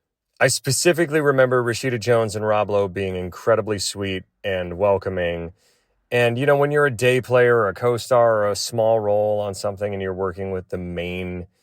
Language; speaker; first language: English; native; English